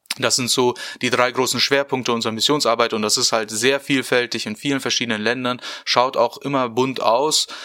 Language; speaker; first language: German; native; German